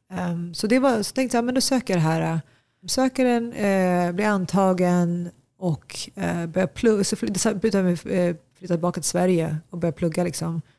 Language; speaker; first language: Swedish; early bilingual, other home language; Tigrinya